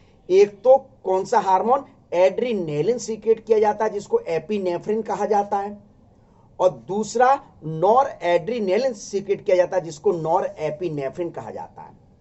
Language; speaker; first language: Hindi; native; Hindi